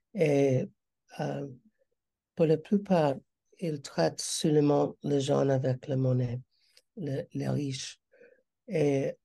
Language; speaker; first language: French; non-native, learner; English